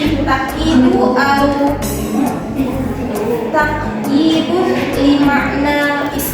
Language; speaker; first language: Arabic; non-native, learner; Indonesian